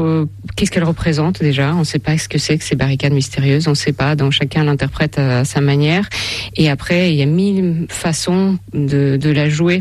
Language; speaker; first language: French; non-native, fluent; Russian